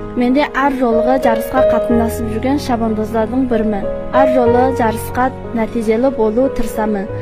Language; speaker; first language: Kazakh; non-native, learner; Chinese